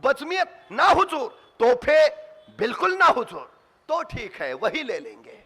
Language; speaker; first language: Hindi; non-native, local second language; Marathi